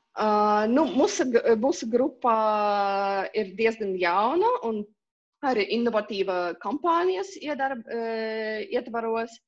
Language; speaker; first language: Latvian; non-native, local second language; Russian